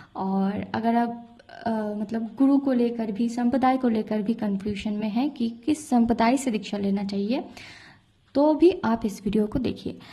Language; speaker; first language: Hindi; non-native, local second language; Bangla